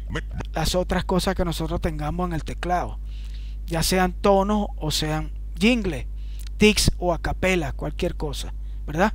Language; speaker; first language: Spanish; native; Spanish